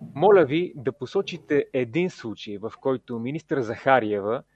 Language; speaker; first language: Bulgarian; native; Bulgarian